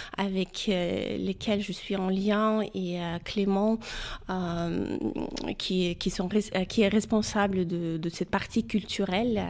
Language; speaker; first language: French; non-native, fluent; Ukrainian